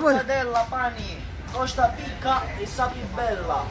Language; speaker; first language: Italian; native; Italian